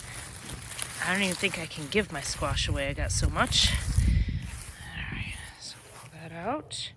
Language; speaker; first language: English; native; English